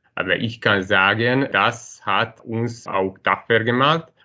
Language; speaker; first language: German; non-native, fluent; Hungarian